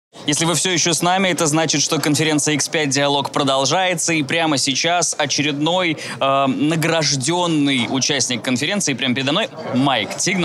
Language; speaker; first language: Russian; native; Russian